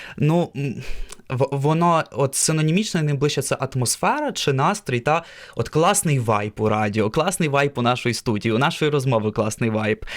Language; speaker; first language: Ukrainian; non-native, local second language; Russian